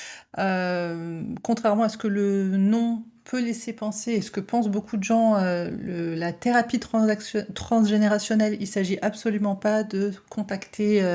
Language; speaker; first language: French; native; French